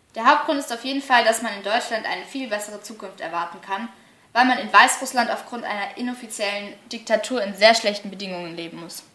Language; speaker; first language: German; early bilingual, other home language; Russian